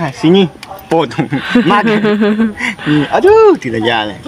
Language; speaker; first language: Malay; non-native, learner; Chinese